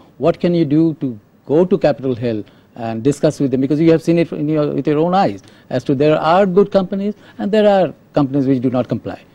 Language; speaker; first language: English; non-native, local second language; Bangla